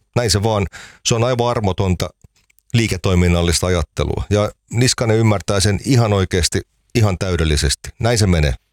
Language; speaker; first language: Finnish; native; Finnish